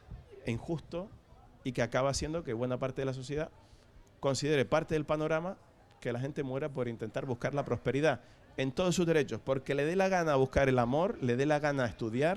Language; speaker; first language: Spanish; native; Spanish